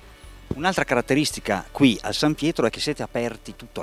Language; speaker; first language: Italian; native; Italian